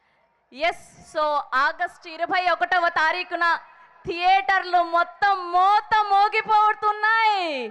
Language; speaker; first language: Telugu; native; Telugu